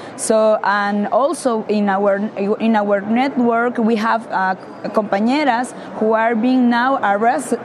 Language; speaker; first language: English; non-native, learner; Spanish